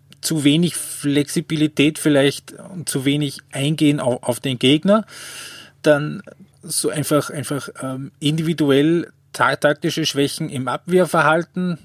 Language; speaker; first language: German; native; German